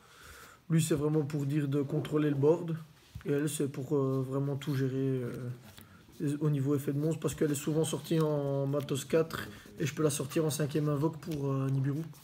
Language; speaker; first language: French; native; French